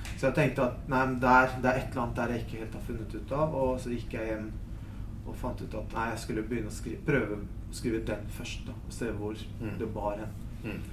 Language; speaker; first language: Norwegian; early bilingual, other home language; Spanish